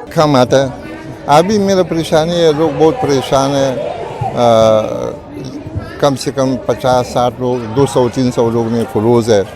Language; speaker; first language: Hindi; non-native, learner; Persian